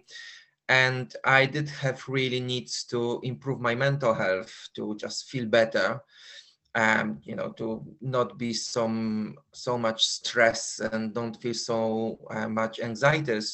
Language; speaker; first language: English; non-native, fluent; Polish